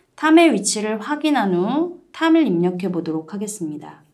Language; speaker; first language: Korean; native; Korean